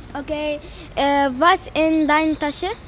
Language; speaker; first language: German; non-native, learner; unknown